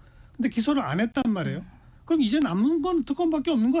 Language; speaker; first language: Korean; native; Korean